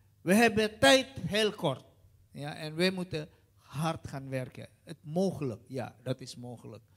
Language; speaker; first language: Dutch; non-native, learner; Indonesian